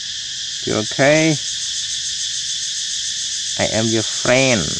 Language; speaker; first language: English; non-native, learner; Khmer